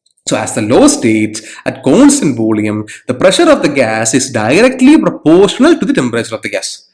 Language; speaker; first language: English; non-native, local second language; Malayalam